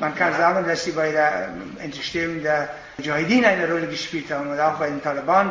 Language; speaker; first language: German; non-native, fluent; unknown